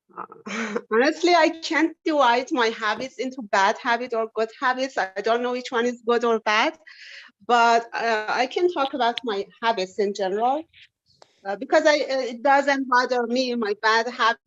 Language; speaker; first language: English; non-native, learner; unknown